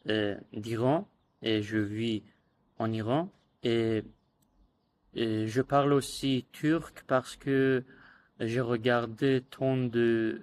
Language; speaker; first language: French; non-native, learner; Azerbaijani